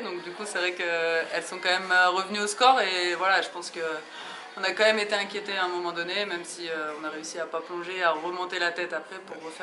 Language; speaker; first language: French; native; French